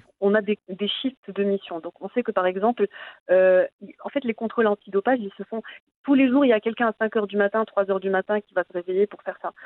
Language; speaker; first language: French; non-native, local second language; Arabic